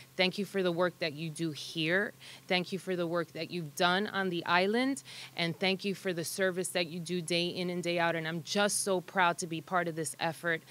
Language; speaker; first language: English; early bilingual, other home language; Spanish